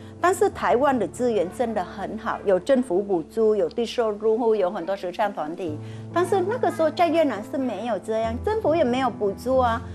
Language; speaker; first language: Chinese; non-native, fluent; Vietnamese